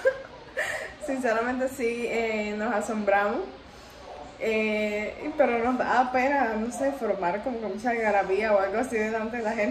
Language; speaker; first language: Spanish; native; Spanish